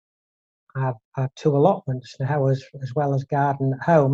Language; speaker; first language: English; native; English